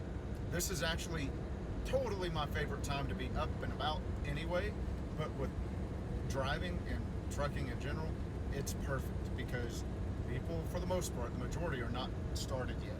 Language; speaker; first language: English; native; English